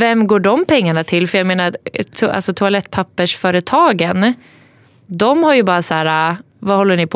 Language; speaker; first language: Swedish; native; Swedish